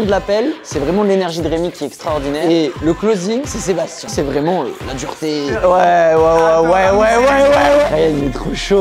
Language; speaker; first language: French; native; French